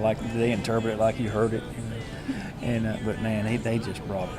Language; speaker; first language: English; native; English